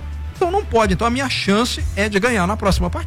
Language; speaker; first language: Portuguese; native; Portuguese